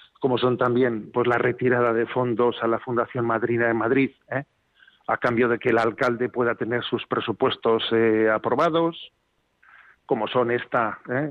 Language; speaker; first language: Spanish; native; Spanish